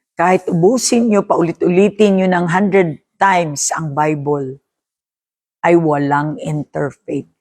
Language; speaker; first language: Filipino; non-native, local second language; Hiligaynon